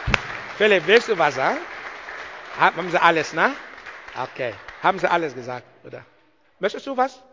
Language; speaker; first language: German; non-native, learner; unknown